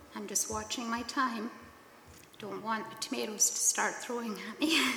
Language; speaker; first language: English; native; English